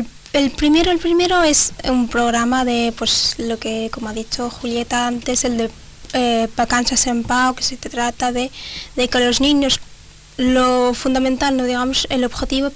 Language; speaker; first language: Spanish; early bilingual, other home language; Arabic